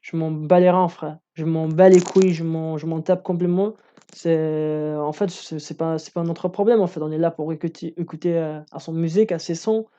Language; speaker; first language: French; non-native, fluent; English